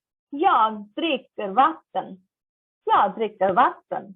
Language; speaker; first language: Swedish; non-native, learner; Bangla